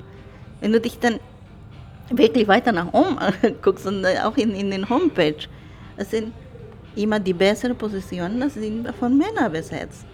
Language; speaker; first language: German; non-native, fluent; Spanish